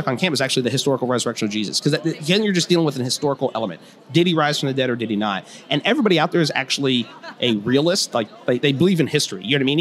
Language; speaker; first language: English; native; English